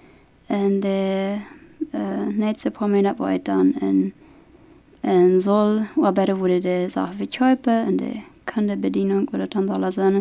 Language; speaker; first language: German; non-native, local second language; Plautdietsch